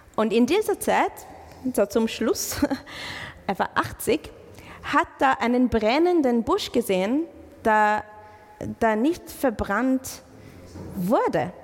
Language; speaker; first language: German; non-native, fluent; Arabic